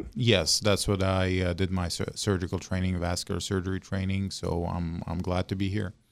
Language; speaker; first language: English; non-native, fluent; Arabic